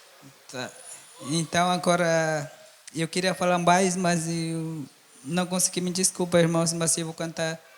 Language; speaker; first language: Portuguese; non-native, local second language; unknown